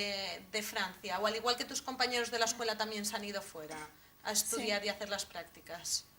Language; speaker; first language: Spanish; native; Spanish